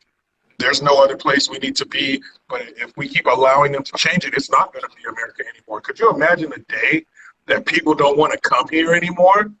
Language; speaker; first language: English; native; English